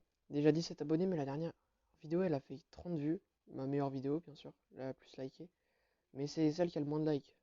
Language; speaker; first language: French; native; French